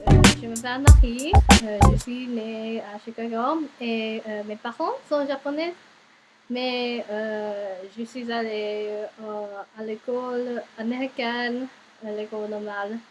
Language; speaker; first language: French; non-native, learner; English